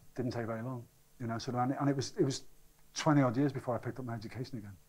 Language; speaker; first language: English; native; English